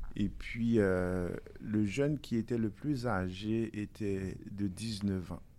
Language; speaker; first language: French; non-native, local second language; Haitian Creole